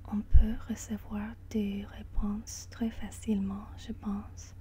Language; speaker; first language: French; non-native, learner; English